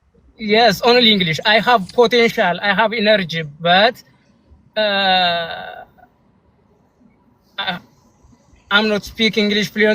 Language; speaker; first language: English; non-native, learner; Amharic